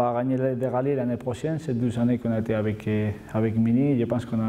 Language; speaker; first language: French; non-native, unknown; Spanish